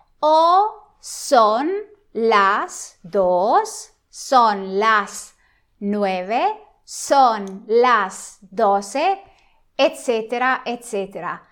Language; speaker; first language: Spanish; non-native, fluent; Italian